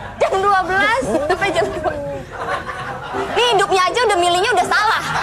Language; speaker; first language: Indonesian; native; Indonesian